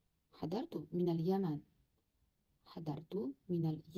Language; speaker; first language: Arabic; non-native, learner; Kazakh